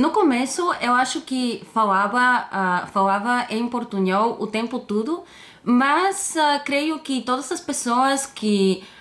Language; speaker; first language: Portuguese; non-native, fluent; Bulgarian